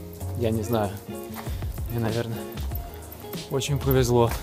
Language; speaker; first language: Russian; native; Russian